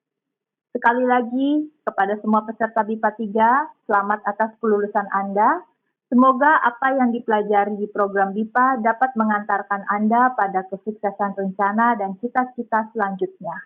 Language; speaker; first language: Indonesian; native; Indonesian